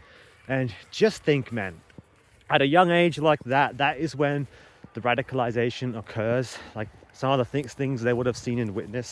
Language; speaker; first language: English; native; English